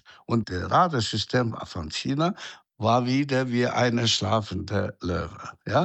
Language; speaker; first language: German; non-native, fluent; Chinese